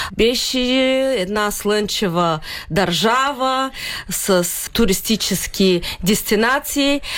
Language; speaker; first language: Bulgarian; early bilingual, heritage; Bulgarian